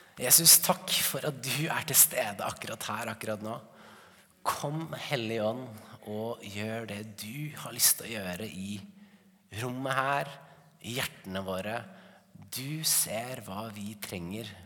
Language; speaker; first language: Norwegian; native; Norwegian